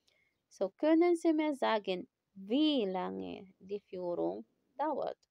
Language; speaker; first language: German; non-native, fluent; Filipino